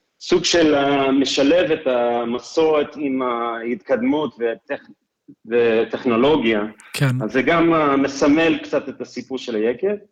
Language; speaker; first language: Hebrew; non-native, fluent; English